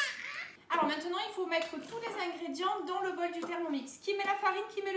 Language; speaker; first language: French; native; French